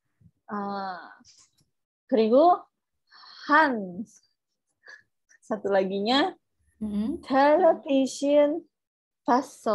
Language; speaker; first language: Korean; non-native, learner; Indonesian